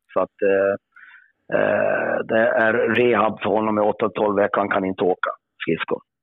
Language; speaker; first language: Swedish; native; Swedish